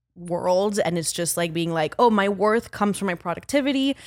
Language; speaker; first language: English; early bilingual, other home language; Spanish